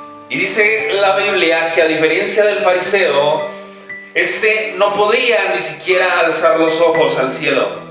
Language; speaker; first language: Spanish; native; Spanish